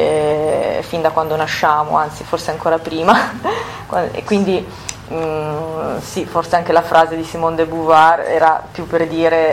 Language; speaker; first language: Italian; native; Italian